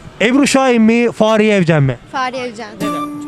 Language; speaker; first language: Turkish; native; Turkish